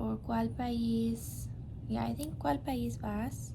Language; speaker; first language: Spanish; non-native, learner; English